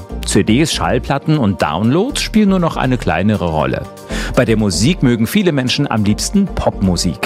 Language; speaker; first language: German; native; German